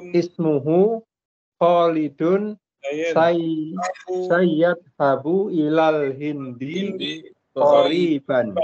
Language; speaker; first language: Arabic; non-native, learner; Indonesian